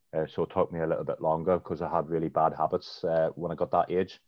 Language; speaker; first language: English; native; English